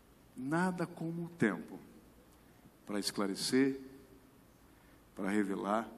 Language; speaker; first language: Portuguese; native; Portuguese